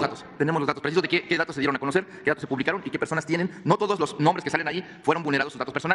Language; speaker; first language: Spanish; native; Spanish